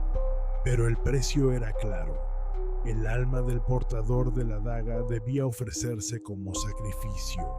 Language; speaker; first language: Spanish; native; Spanish